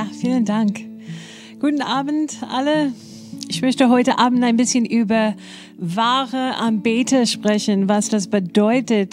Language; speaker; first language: German; non-native, fluent; English